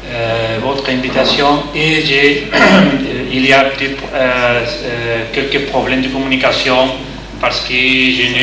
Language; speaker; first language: French; non-native, learner; Spanish